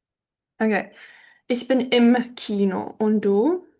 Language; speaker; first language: German; non-native, fluent; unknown